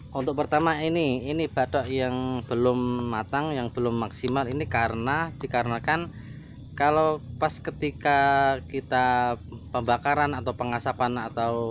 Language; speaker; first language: Indonesian; non-native, local second language; Javanese